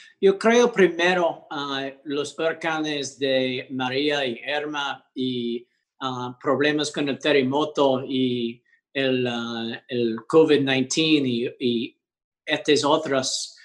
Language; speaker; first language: Spanish; early bilingual, heritage; English